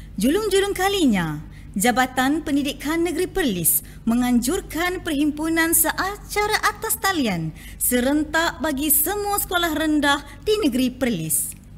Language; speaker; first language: Malay; native; Malay